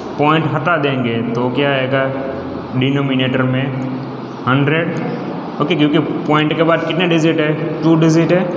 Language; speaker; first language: Hindi; non-native, local second language; Gujarati